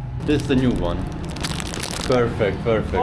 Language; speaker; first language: English; non-native, learner; German